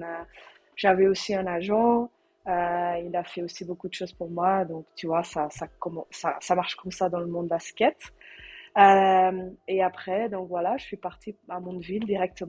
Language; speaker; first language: French; non-native, learner; Dutch